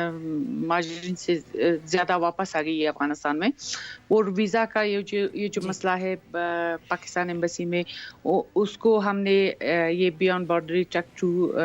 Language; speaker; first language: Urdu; non-native, fluent; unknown